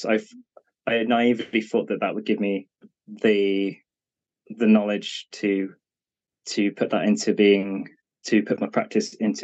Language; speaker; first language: English; native; English